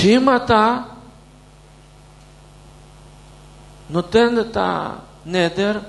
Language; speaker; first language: Hebrew; non-native, fluent; Russian